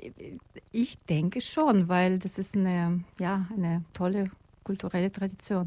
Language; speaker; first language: German; non-native, fluent; Russian